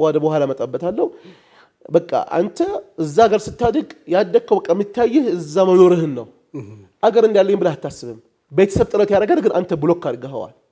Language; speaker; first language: Amharic; early bilingual, heritage; Arabic